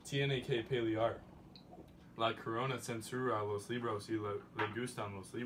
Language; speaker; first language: Spanish; non-native, learner; English